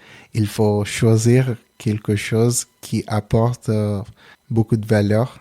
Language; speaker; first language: French; non-native, learner; Telugu